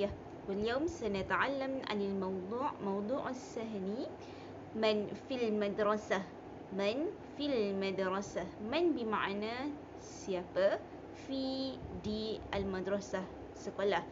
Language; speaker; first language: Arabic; non-native, fluent; Malay